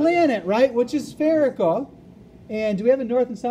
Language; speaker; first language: English; native; English